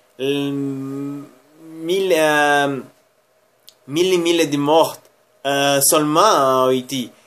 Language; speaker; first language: French; non-native, learner; Spanish